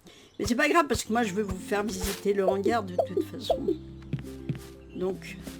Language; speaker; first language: French; native; French